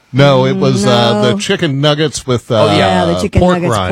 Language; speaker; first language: English; native; English